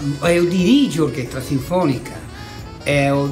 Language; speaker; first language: Portuguese; non-native, learner; Spanish